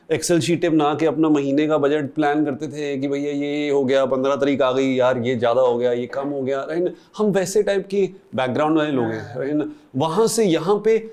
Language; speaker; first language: Hindi; native; Hindi